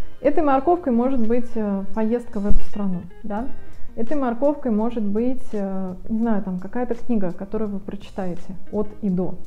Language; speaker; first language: Russian; native; Russian